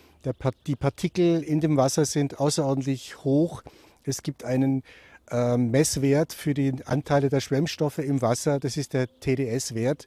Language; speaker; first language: German; native; German